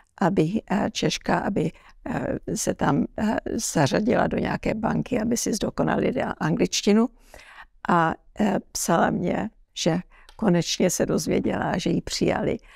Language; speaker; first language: Czech; early bilingual, heritage; Czech